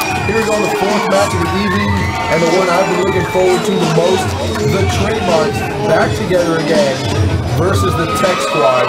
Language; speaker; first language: English; native; English